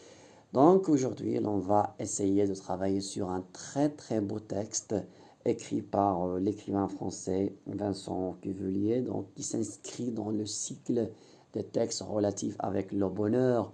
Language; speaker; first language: French; non-native, local second language; Arabic